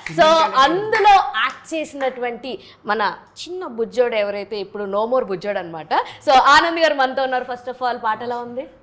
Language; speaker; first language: Telugu; native; Telugu